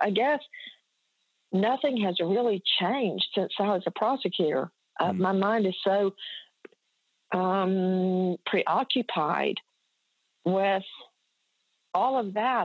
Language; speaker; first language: English; native; English